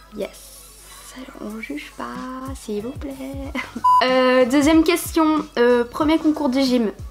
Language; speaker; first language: French; native; French